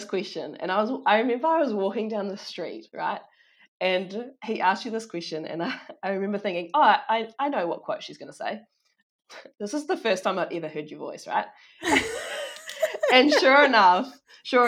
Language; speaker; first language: English; native; English